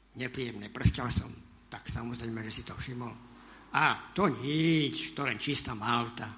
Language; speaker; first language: Slovak; native; Slovak